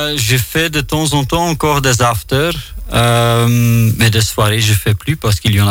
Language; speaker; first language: French; non-native, local second language; Dutch